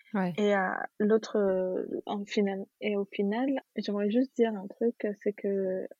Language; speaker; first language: French; non-native, local second language; Arabic